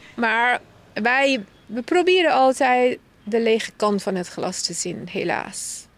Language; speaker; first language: Dutch; non-native, fluent; Persian